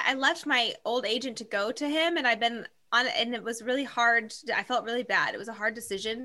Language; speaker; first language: English; native; English